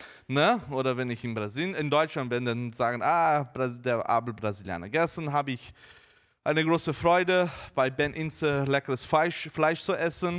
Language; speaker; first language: German; early bilingual, heritage; Portuguese